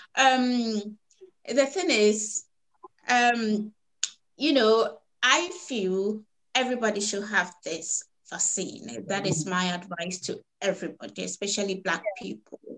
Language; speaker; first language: English; native; English